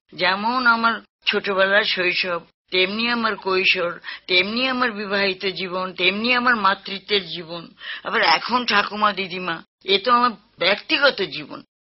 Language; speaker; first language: Bangla; native; Bangla